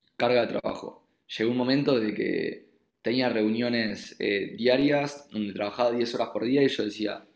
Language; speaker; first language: Spanish; native; Spanish